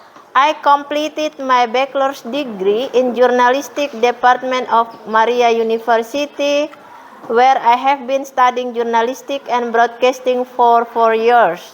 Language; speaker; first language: English; non-native, fluent; Indonesian